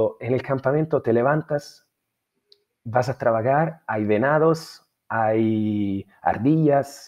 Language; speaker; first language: Spanish; non-native, fluent; Italian